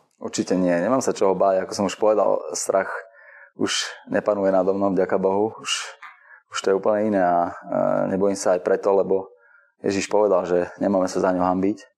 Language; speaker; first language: Slovak; native; Slovak